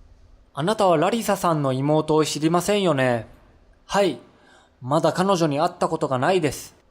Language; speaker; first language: Japanese; non-native, learner; English